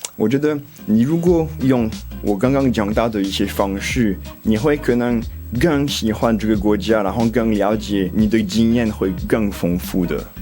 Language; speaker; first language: Chinese; non-native, fluent; French